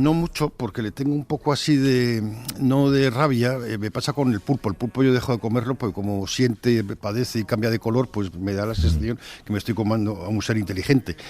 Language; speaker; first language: Spanish; native; Spanish